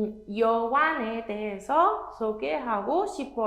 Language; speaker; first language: Korean; non-native, fluent; Spanish